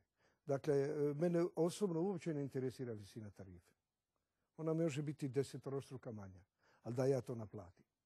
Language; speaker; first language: Croatian; native; Croatian